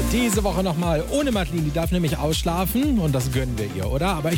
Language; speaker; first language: German; native; German